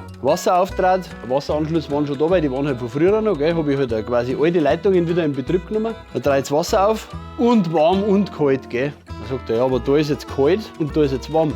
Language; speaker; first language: German; native; German